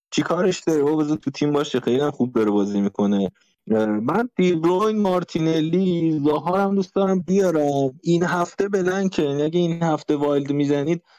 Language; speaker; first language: Persian; native; Persian